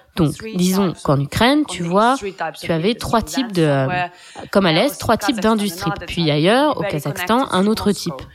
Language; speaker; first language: French; non-native, fluent; Ukrainian